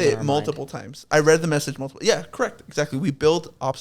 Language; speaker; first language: English; native; English